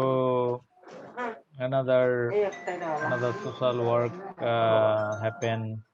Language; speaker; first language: English; non-native, learner; Bangla